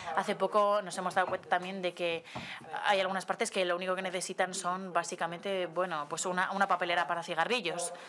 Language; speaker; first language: Spanish; non-native, fluent; Slovenian